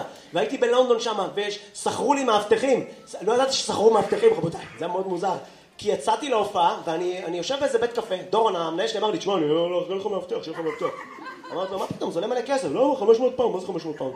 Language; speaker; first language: Hebrew; native; Hebrew